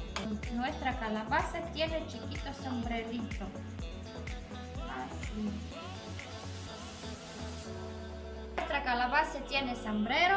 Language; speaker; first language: Spanish; non-native, learner; Polish